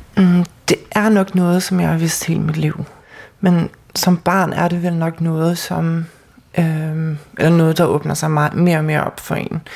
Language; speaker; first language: Danish; non-native, local second language; Faroese